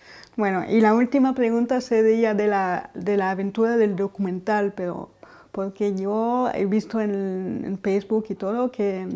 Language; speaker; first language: Spanish; non-native, fluent; French